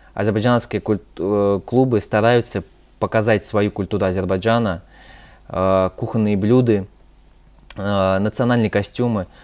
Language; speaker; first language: Russian; early bilingual, other home language; Azerbaijani